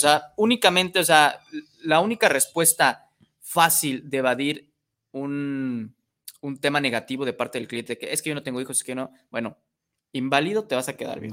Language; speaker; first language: Spanish; native; Spanish